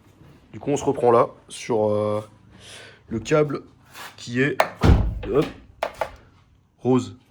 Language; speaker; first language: French; native; French